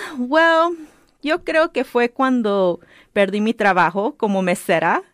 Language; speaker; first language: Spanish; early bilingual, heritage; Spanish